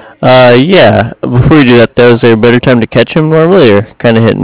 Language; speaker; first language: English; native; English